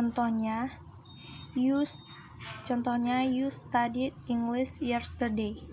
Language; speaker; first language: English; non-native, learner; Indonesian